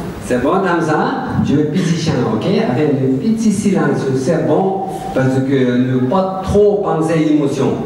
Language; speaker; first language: French; non-native, learner; Tibetan